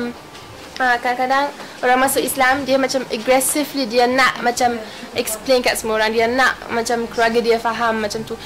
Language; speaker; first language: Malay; non-native, fluent; German